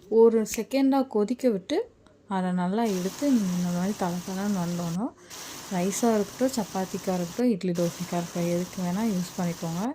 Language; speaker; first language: Tamil; native; Tamil